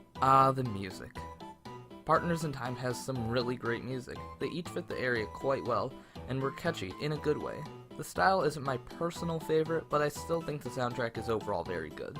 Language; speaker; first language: English; native; English